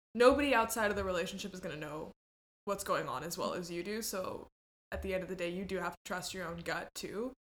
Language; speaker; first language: English; early bilingual, other home language; Spanish